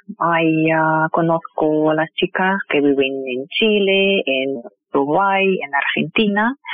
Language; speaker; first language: Spanish; non-native, fluent; Russian